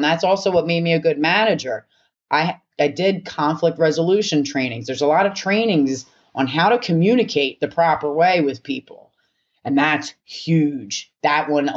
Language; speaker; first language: English; native; English